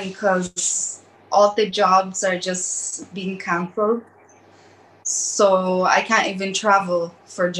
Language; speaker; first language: English; early bilingual, other home language; Portuguese